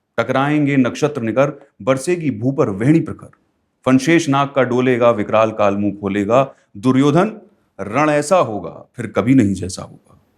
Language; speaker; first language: Hindi; native; Hindi